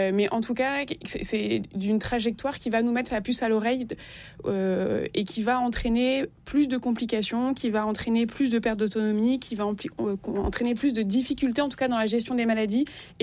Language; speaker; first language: French; native; French